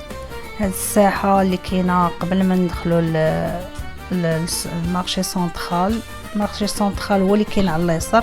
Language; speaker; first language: Arabic; native; Arabic